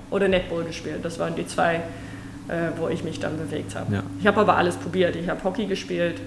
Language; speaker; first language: German; non-native, fluent; Afrikaans